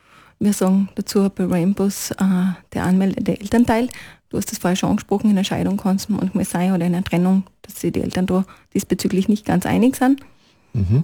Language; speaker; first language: German; native; German